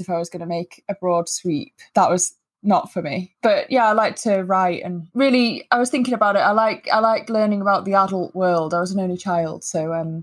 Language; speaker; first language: English; native; English